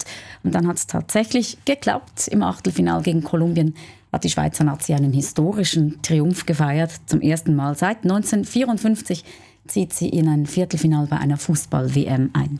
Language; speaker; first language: German; native; German